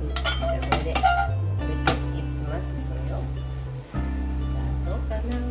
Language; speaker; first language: Japanese; native; Japanese